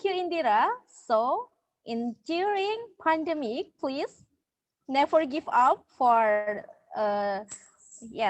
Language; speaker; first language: English; non-native, learner; Indonesian